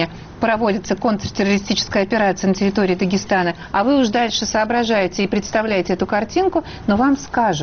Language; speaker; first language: Russian; native; Russian